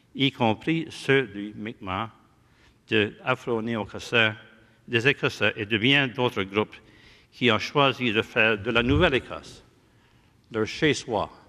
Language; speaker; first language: French; early bilingual, heritage; French